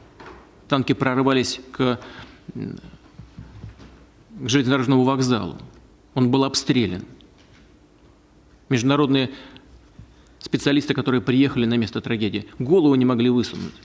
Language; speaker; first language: Russian; native; Russian